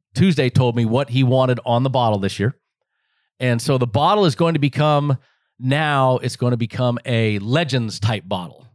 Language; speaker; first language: English; native; English